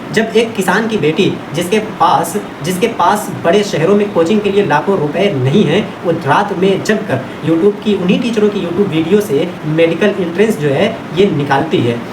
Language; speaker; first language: Hindi; native; Hindi